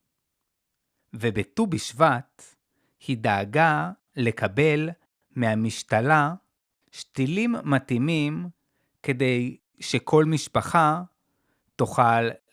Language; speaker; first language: Hebrew; native; Hebrew